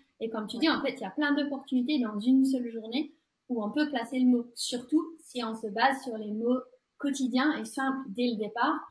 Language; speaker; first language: French; non-native, fluent; English